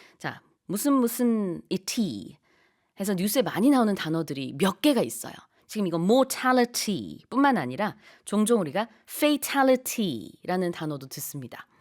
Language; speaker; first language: Korean; native; Korean